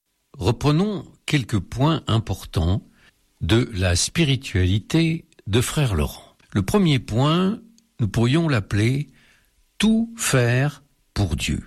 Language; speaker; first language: French; native; French